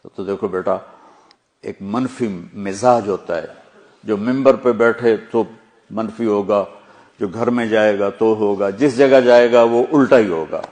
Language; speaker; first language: Urdu; non-native, local second language; Punjabi